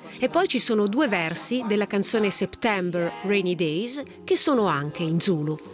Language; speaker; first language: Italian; native; Italian